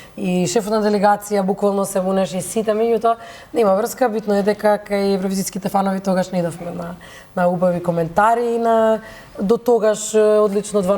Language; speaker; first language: Macedonian; native; Macedonian